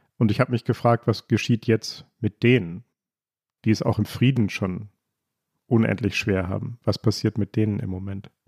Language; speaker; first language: German; native; German